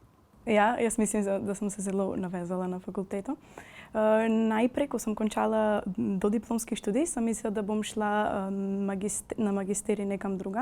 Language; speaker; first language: Slovenian; non-native, fluent; Macedonian